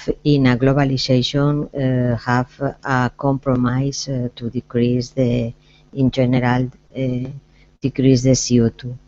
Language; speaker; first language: English; non-native, learner; Spanish